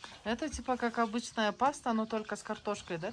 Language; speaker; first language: Russian; non-native, local second language; Kyrgyz